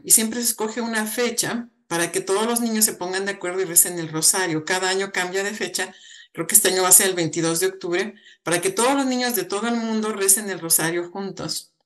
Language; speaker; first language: Spanish; native; Spanish